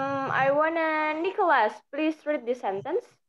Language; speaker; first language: English; non-native, fluent; Indonesian